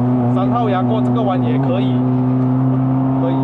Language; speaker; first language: Chinese; native; Chinese